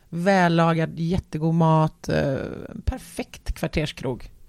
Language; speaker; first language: Swedish; native; Swedish